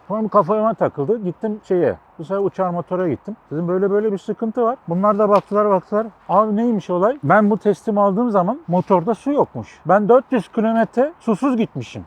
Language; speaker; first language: Turkish; native; Turkish